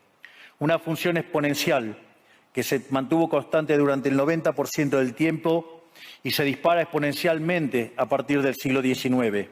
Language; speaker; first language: Spanish; native; Spanish